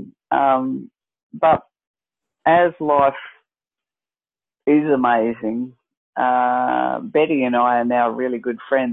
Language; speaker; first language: English; native; English